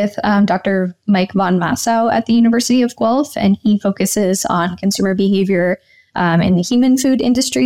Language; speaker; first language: English; native; English